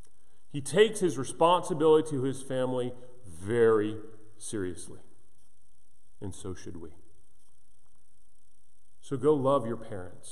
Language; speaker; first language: English; native; English